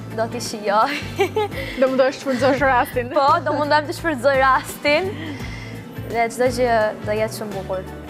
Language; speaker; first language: Albanian; native; Albanian